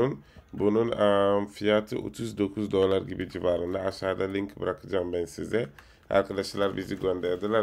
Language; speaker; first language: Turkish; native; Turkish